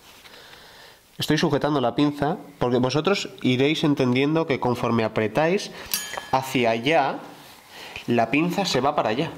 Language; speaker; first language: Spanish; native; Spanish